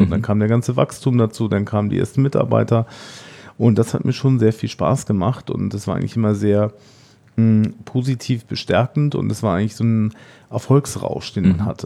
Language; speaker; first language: German; native; German